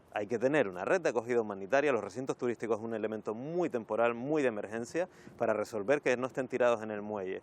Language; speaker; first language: Spanish; native; Spanish